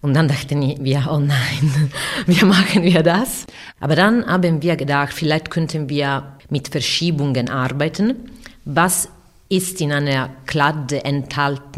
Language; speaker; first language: German; non-native, fluent; Italian